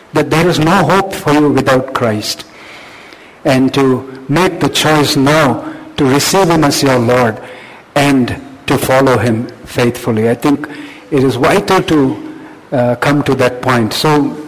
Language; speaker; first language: English; non-native, local second language; Malayalam